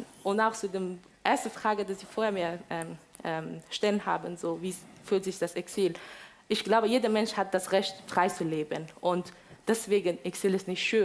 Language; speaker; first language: German; non-native, fluent; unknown